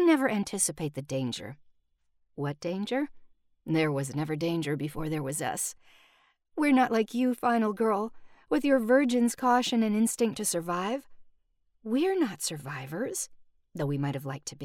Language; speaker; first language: English; early bilingual, other home language; Spanish